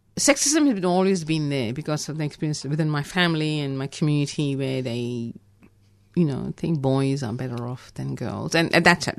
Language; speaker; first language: English; non-native, local second language; Tamil